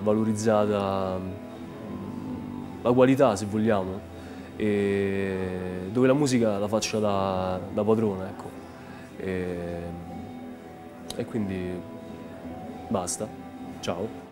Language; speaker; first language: Italian; native; Italian